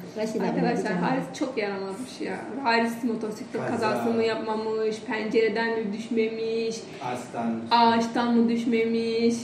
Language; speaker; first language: Turkish; non-native, fluent; Indonesian